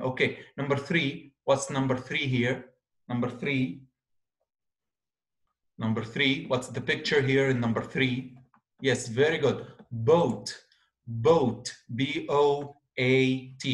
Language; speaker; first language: English; non-native, fluent; Arabic